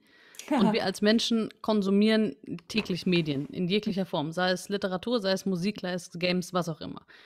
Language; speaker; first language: German; native; German